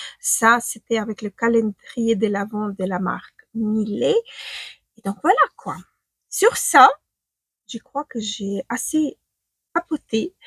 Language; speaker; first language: French; non-native, fluent; Ukrainian